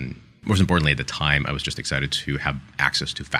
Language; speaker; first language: English; non-native, fluent; Ukrainian